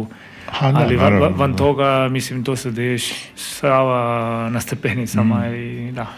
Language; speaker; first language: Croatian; non-native, fluent; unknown